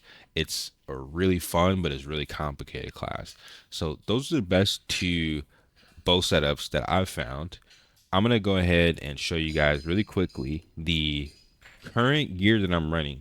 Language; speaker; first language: English; native; English